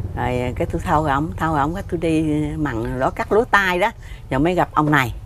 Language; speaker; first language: Vietnamese; native; Vietnamese